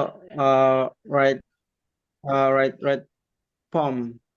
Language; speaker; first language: English; non-native, learner; Indonesian